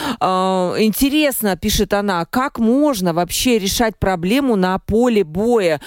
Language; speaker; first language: Russian; native; Russian